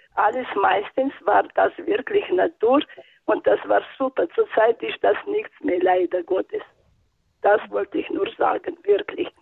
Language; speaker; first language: German; non-native, fluent; Russian